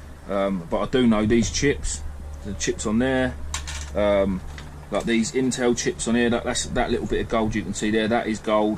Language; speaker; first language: English; native; English